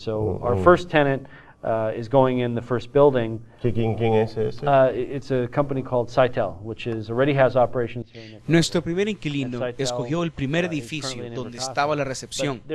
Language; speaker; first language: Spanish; non-native, fluent; English